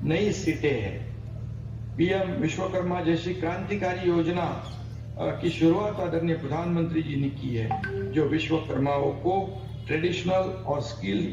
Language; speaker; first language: Hindi; non-native, local second language; Marathi